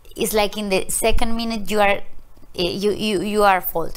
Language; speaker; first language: English; non-native, learner; Spanish